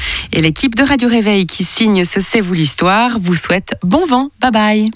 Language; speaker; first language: French; native; French